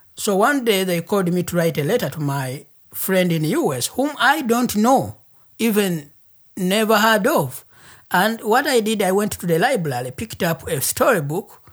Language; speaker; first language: English; non-native, local second language; Ganda